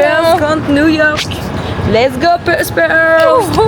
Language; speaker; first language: French; native; French